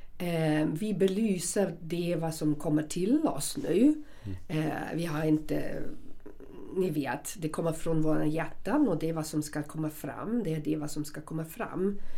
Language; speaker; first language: Swedish; non-native, fluent; German